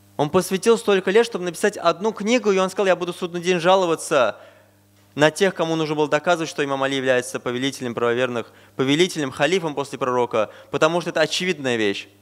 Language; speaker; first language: Russian; non-native, fluent; Azerbaijani